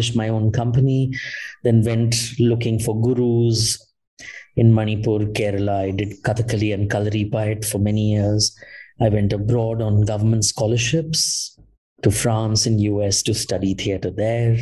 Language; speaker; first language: English; non-native, local second language; Hindi